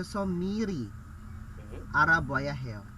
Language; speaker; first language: Korean; non-native, learner; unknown